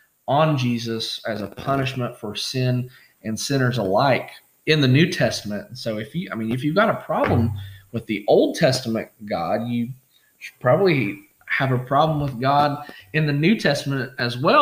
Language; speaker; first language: English; native; English